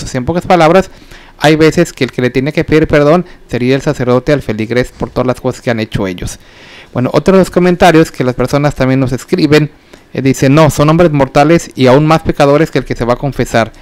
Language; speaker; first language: Spanish; native; Spanish